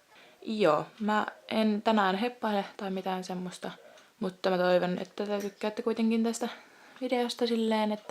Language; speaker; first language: Finnish; native; Finnish